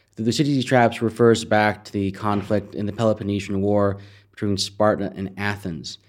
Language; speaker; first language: English; native; English